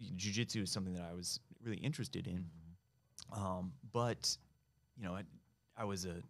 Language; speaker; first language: English; native; English